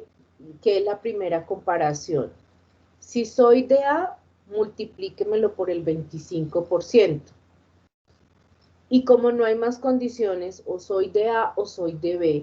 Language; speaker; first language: Spanish; native; Spanish